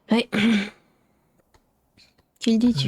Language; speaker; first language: French; native; French